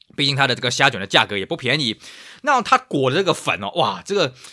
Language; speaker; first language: Chinese; native; Chinese